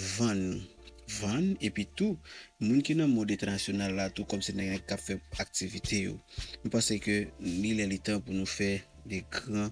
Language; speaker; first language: Haitian Creole; native; Haitian Creole